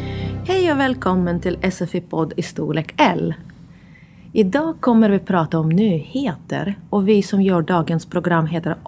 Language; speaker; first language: Swedish; non-native, fluent; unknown